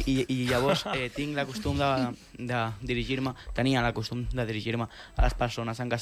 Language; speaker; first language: Catalan; non-native, local second language; Spanish